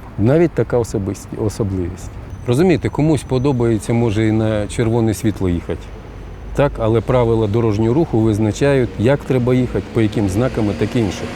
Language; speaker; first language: Ukrainian; non-native, local second language; Russian